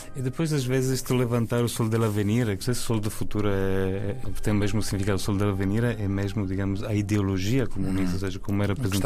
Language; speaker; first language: Portuguese; non-native, fluent; Italian